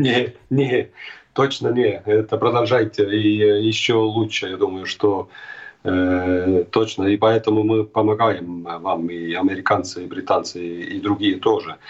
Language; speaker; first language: Russian; non-native, fluent; Estonian